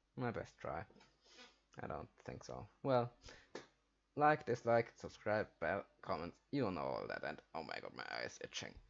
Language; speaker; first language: English; non-native, fluent; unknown